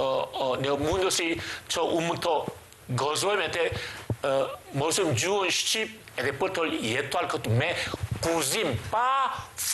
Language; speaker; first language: Albanian; non-native, learner; Korean